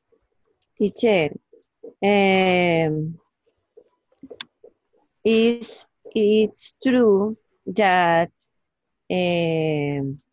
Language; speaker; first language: English; non-native, learner; Spanish